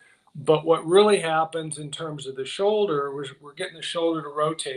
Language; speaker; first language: English; native; English